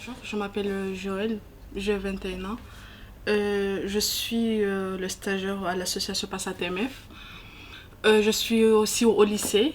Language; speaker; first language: French; non-native, learner; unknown